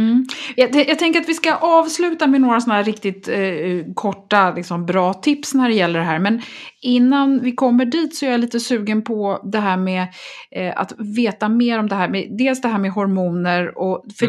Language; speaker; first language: Swedish; native; Swedish